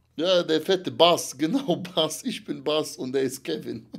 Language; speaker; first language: German; native; German